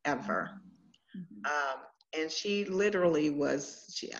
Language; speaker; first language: English; native; English